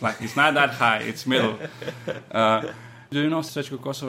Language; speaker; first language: English; non-native, fluent; Slovenian